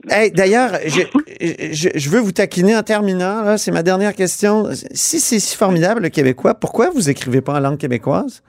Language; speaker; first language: French; native; French